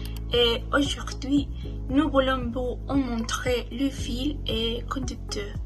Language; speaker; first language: French; non-native, learner; Spanish